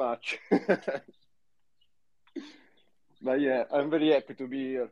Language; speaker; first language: English; non-native, fluent; Italian